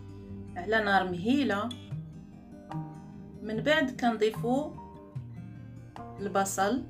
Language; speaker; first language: Arabic; native; Arabic